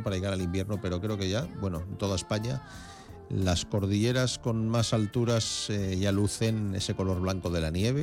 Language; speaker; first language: Spanish; native; Spanish